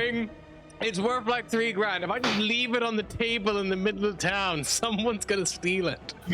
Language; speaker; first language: English; native; English